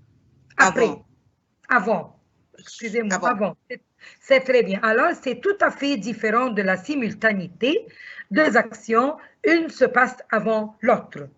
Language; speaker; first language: French; non-native, fluent; Arabic